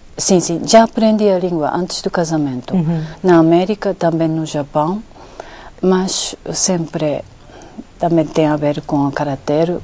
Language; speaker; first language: Portuguese; non-native, fluent; Japanese